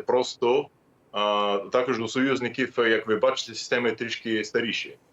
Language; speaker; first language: Ukrainian; non-native, fluent; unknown